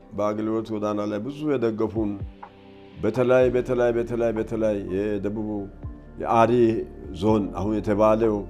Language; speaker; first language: Amharic; non-native, local second language; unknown